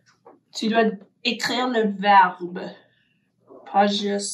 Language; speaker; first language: French; non-native, learner; English